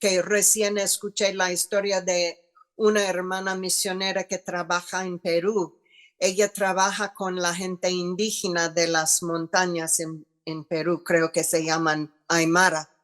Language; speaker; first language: Spanish; non-native, fluent; English